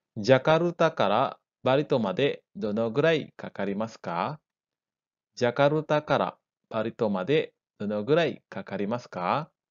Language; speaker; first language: Japanese; non-native, fluent; Indonesian